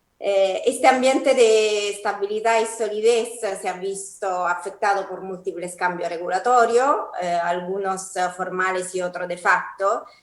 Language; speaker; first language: Spanish; non-native, fluent; Italian